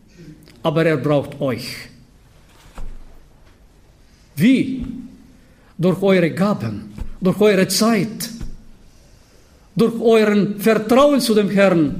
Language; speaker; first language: German; non-native, fluent; Bulgarian